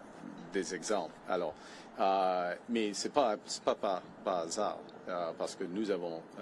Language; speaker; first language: French; non-native, fluent; English